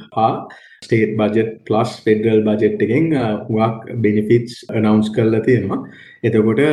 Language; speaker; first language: Sinhala; non-native, local second language; Tamil